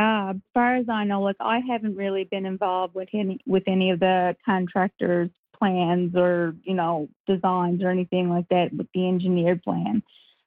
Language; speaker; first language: English; native; English